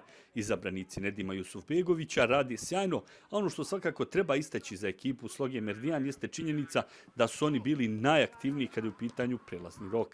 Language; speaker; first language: Bosnian; native; Bosnian